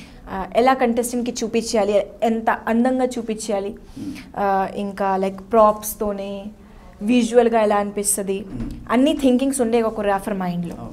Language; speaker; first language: Telugu; non-native, learner; Hindi